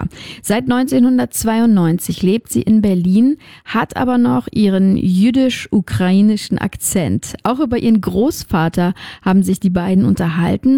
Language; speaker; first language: German; native; German